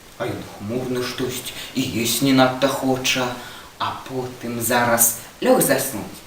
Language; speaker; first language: Belarusian; non-native, local second language; Russian